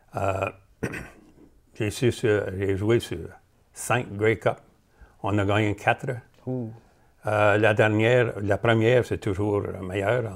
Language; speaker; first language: French; native; French